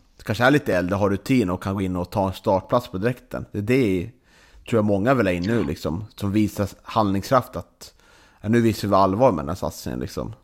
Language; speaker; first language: Swedish; native; Swedish